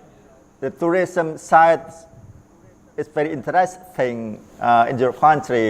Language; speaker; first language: English; non-native, learner; Indonesian